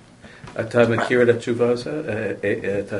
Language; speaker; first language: Hebrew; non-native, learner; English